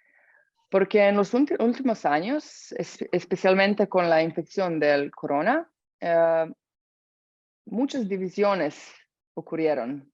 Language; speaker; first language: Spanish; non-native, fluent; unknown